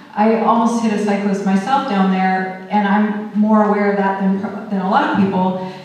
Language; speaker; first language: English; native; English